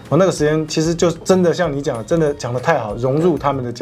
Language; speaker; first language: Chinese; native; Chinese